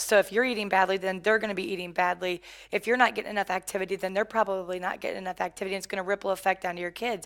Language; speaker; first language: English; native; English